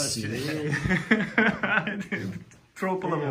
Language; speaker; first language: Italian; non-native, learner; English